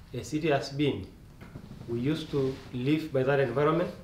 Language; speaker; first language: English; non-native, local second language; Masai